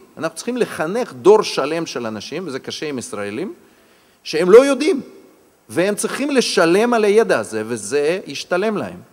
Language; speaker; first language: Hebrew; non-native, fluent; Russian